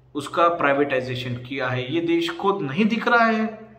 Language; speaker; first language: Hindi; non-native, local second language; Marathi